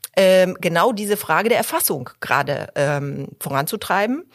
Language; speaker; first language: German; early bilingual, other home language; Polish